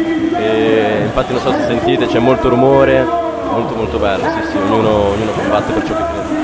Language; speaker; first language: Italian; native; Italian